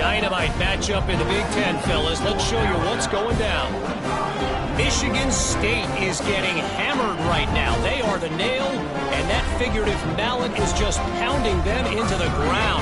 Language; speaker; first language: English; native; English